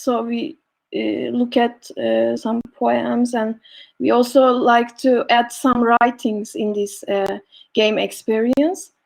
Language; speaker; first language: English; non-native, learner; Turkish